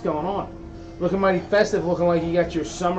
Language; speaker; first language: English; native; English